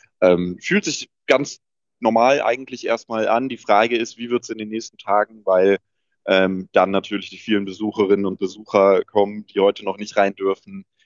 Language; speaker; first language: German; native; German